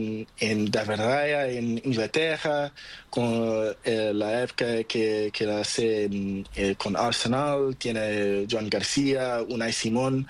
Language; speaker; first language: Spanish; non-native, learner; Portuguese